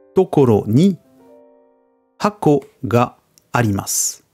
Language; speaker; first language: Japanese; non-native, learner; French